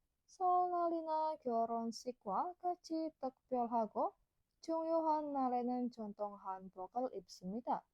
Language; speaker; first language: Korean; non-native, fluent; Indonesian